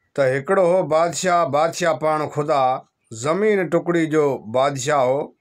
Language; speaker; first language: Sindhi; non-native, local second language; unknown